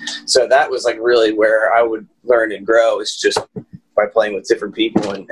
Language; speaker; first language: English; native; English